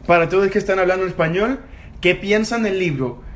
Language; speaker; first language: Spanish; non-native, learner; English